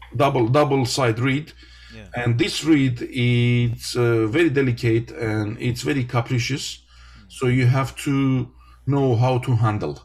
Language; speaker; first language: English; non-native, fluent; Armenian